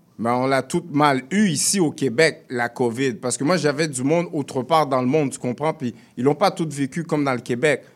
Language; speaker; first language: French; early bilingual, other home language; Haitian Creole